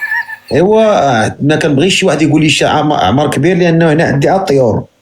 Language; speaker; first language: Arabic; native; Arabic